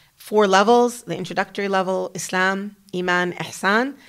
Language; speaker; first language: English; native; English